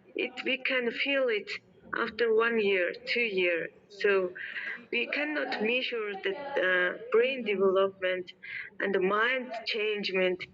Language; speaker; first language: English; non-native, learner; Mongolian